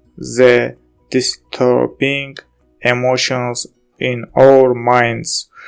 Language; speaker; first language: English; non-native, learner; Azerbaijani